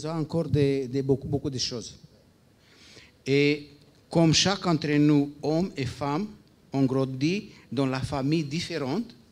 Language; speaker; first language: French; non-native, fluent; Romanian